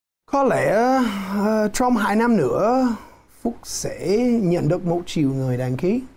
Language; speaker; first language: Vietnamese; non-native, learner; English